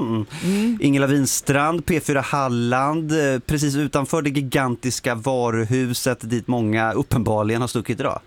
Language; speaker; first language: Swedish; native; Swedish